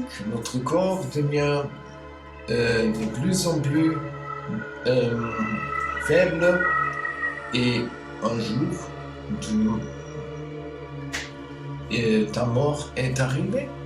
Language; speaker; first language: French; non-native, learner; German